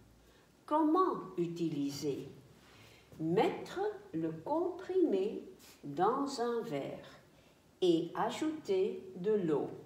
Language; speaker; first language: French; non-native, fluent; Dutch